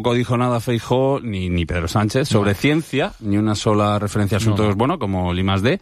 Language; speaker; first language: Spanish; native; Spanish